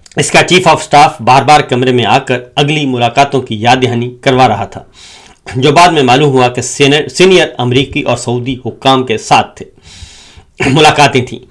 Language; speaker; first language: Urdu; native; Urdu